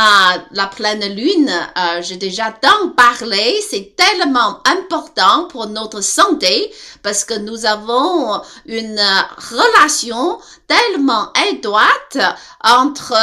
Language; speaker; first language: French; non-native, learner; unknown